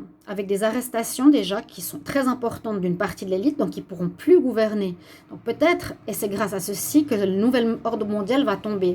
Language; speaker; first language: French; native; French